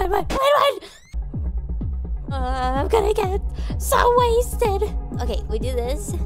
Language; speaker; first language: English; native; English